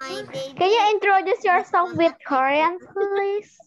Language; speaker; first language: English; non-native, learner; Indonesian